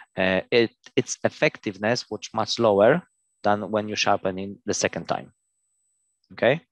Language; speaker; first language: English; non-native, fluent; Polish